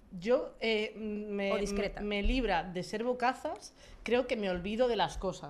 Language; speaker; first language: Spanish; native; Spanish